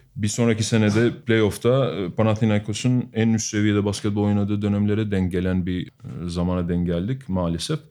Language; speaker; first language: Turkish; non-native, fluent; Albanian